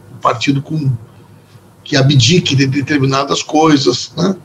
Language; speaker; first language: Portuguese; native; Portuguese